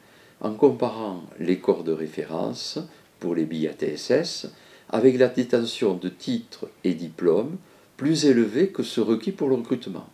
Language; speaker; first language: French; native; French